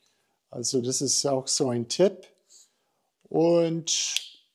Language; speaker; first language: German; non-native, fluent; English